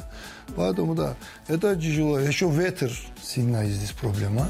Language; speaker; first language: Russian; non-native, learner; Turkish